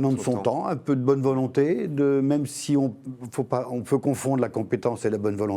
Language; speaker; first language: French; native; French